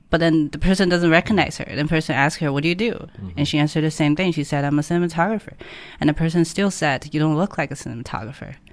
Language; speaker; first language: English; non-native, fluent; Chinese